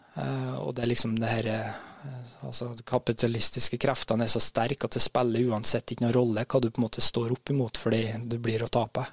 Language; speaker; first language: Norwegian; native; Norwegian